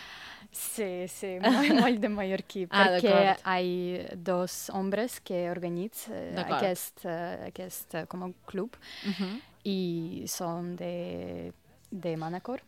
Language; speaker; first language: Catalan; non-native, learner; Russian